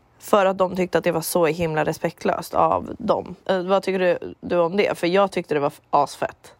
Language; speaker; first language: Swedish; native; Swedish